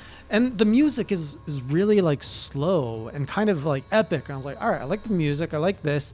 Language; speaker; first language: English; native; English